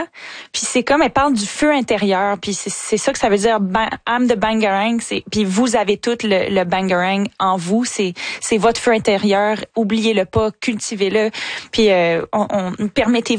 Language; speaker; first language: French; native; French